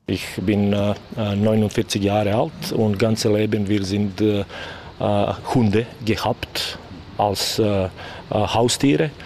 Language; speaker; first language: German; non-native, learner; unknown